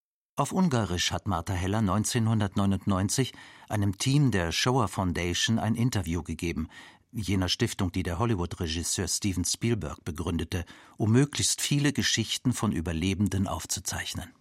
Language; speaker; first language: German; native; German